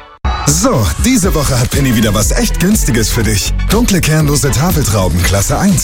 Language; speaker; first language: German; native; German